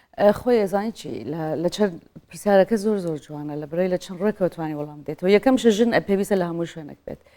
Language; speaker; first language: Central Kurdish; native; Central Kurdish